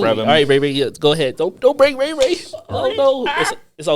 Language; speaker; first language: English; native; English